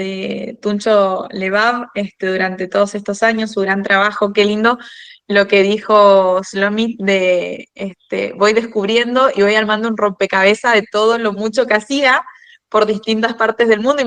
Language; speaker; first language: Spanish; native; Spanish